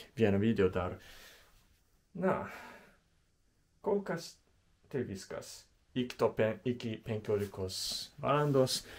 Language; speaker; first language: Lithuanian; non-native, learner; Japanese